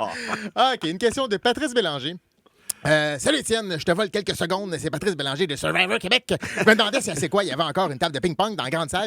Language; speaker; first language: French; native; French